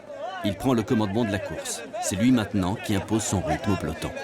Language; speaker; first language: French; native; French